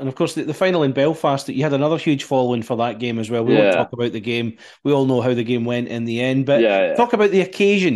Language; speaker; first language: English; native; English